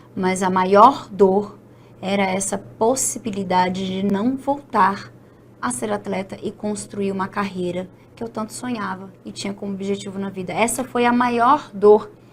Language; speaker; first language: Portuguese; native; Portuguese